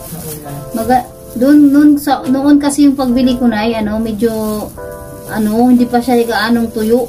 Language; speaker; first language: Filipino; non-native, local second language; Cebuano